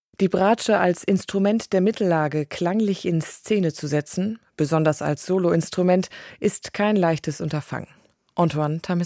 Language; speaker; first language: German; native; German